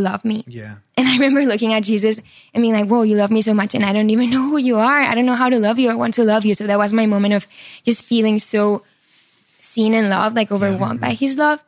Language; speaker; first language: English; non-native, fluent; Spanish